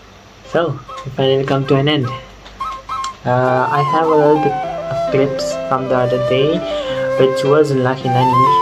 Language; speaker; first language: English; non-native, local second language; Nepali